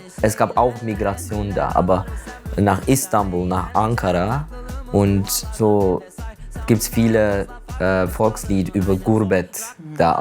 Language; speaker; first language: German; non-native, learner; Turkish